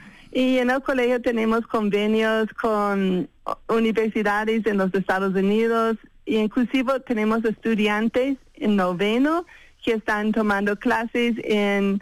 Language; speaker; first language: Spanish; non-native, fluent; English